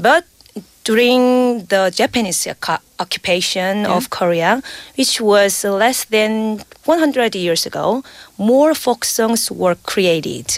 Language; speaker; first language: English; non-native, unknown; Korean